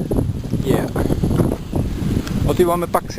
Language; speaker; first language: Bulgarian; non-native, learner; Finnish